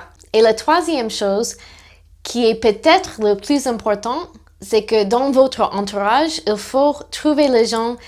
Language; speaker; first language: French; non-native, fluent; English